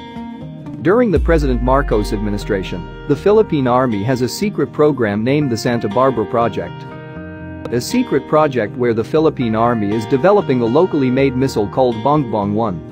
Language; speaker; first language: English; non-native, local second language; Filipino